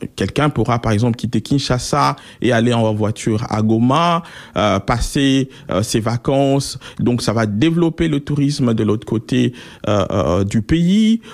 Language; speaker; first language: French; non-native, local second language; Lingala